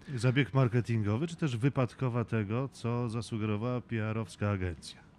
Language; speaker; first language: Polish; native; Polish